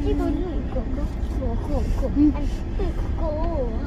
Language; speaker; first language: Korean; non-native, learner; Mizo